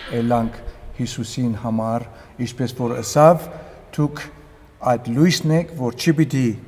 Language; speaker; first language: Armenian; early bilingual, heritage; Armenian